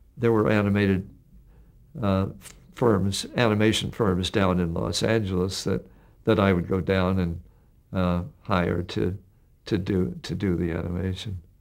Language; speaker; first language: English; native; English